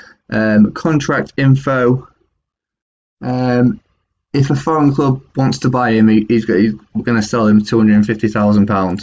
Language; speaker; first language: English; native; English